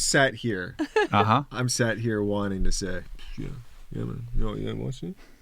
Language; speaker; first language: English; native; English